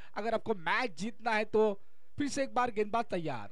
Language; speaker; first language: Hindi; non-native, local second language; Marathi